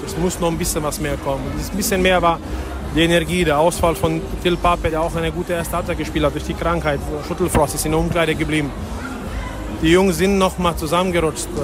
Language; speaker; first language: German; native; German